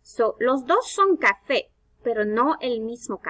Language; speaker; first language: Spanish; non-native, fluent; English